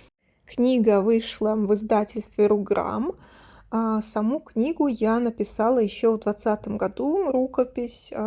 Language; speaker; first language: Russian; native; Russian